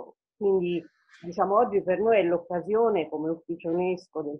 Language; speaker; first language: Italian; native; Italian